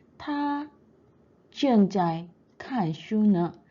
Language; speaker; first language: Chinese; non-native, fluent; Korean